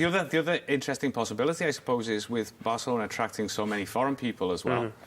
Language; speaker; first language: English; native; English